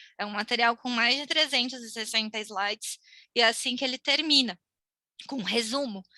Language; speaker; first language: Portuguese; native; Portuguese